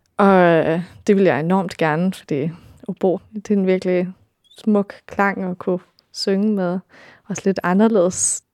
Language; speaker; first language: Danish; early bilingual, heritage; Danish